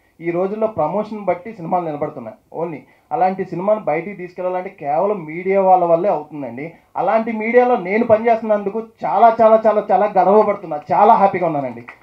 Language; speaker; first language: Telugu; native; Telugu